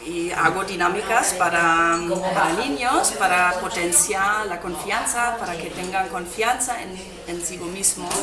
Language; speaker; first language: Spanish; non-native, fluent; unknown